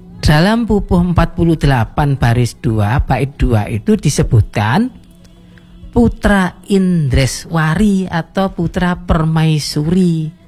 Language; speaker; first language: Indonesian; non-native, local second language; Javanese